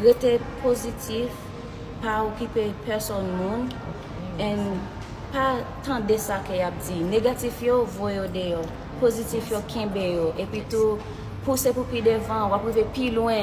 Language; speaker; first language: French; non-native, learner; Haitian Creole